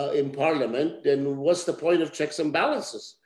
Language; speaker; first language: English; native; English